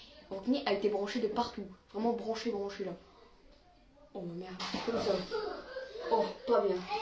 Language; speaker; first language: French; native; French